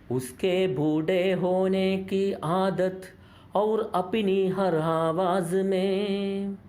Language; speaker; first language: Hindi; non-native, local second language; Malayalam